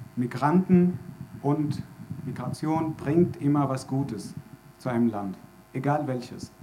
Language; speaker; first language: German; non-native, fluent; Arabic